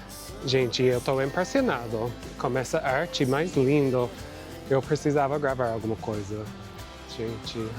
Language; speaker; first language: Portuguese; non-native, fluent; English